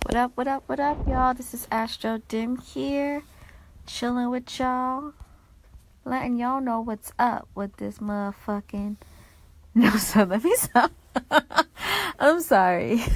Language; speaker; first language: English; native; English